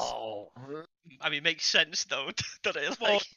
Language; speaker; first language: English; non-native, fluent; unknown